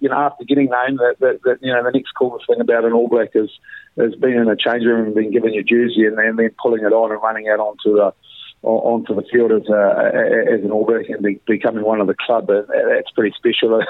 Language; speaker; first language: English; native; English